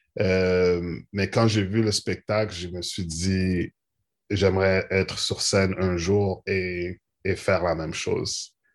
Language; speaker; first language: French; native; French